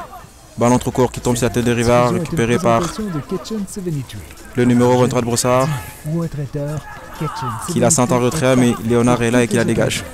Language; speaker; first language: French; native; French